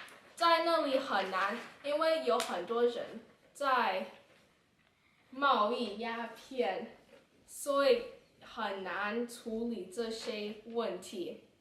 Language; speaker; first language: Chinese; non-native, learner; English